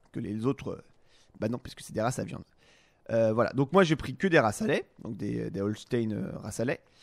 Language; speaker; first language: French; native; French